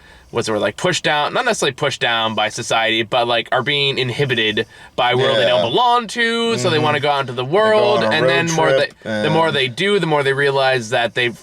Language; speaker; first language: English; native; English